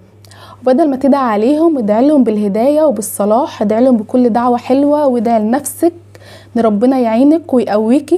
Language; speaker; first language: Arabic; native; Arabic